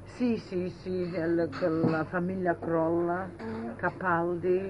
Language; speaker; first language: Italian; early bilingual, heritage; Italian